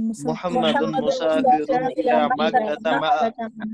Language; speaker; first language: Arabic; non-native, learner; Urdu